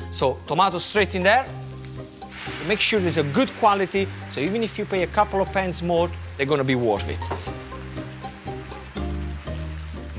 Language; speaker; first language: English; non-native, fluent; Italian